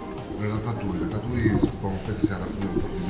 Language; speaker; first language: French; non-native, learner; Italian